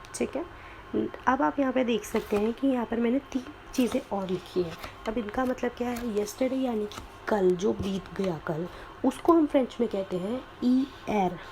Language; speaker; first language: Hindi; native; Hindi